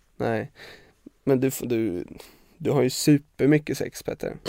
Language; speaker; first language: Swedish; native; Swedish